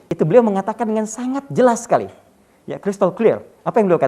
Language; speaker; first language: Indonesian; native; Indonesian